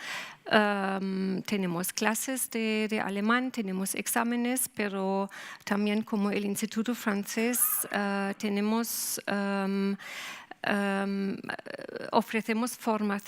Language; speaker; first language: Spanish; non-native, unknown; German